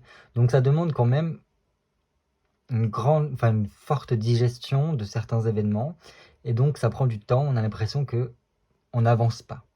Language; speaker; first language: French; native; French